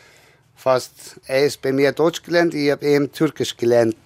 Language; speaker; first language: German; non-native, learner; Turkish